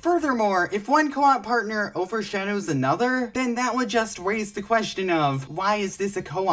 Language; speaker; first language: English; native; English